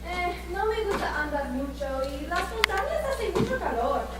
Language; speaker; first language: Spanish; non-native, learner; English